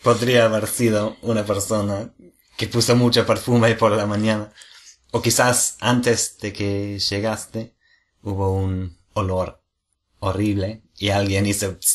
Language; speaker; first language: Spanish; non-native, fluent; English